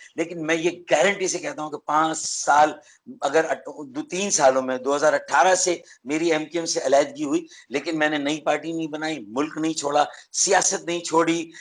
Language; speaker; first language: Urdu; native; Urdu